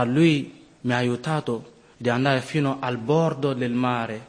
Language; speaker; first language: Italian; non-native, learner; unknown